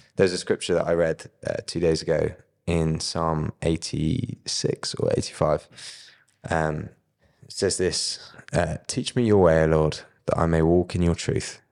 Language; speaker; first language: English; native; English